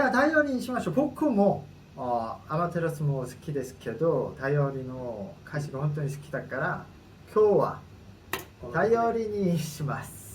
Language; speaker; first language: Japanese; non-native, learner; Korean